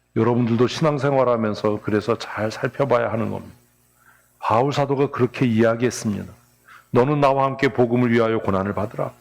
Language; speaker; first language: Korean; native; Korean